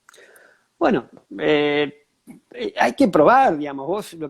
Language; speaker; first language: Spanish; native; Spanish